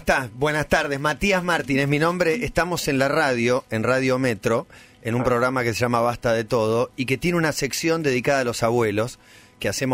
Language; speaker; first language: Spanish; native; Spanish